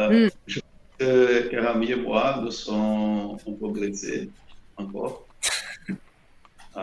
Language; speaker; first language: French; non-native, learner; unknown